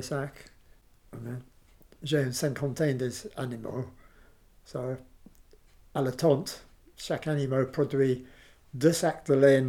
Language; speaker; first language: French; non-native, learner; English